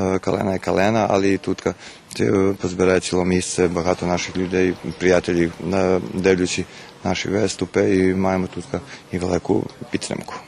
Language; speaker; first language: Ukrainian; early bilingual, heritage; Ukrainian